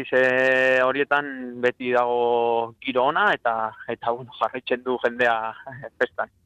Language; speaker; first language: Basque; non-native, local second language; Spanish